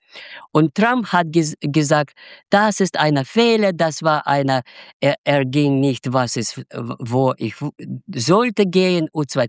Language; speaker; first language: German; non-native, fluent; Russian